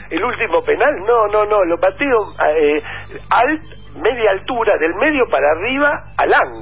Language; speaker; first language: Spanish; native; Spanish